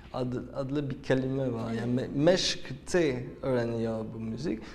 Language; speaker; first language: Turkish; non-native, fluent; French